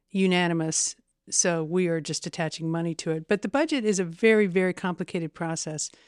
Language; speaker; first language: English; native; English